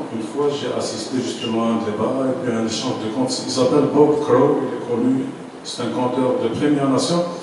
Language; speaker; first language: French; non-native, local second language; Arabic